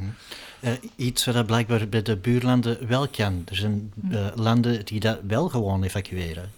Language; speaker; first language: Dutch; native; Dutch